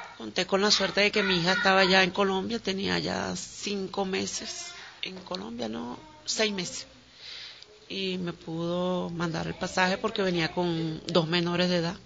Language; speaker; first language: Spanish; native; Spanish